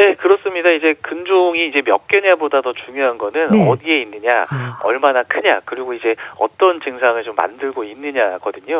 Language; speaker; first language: Korean; native; Korean